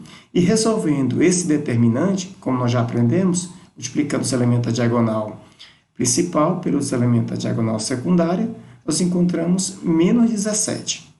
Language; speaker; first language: Portuguese; native; Portuguese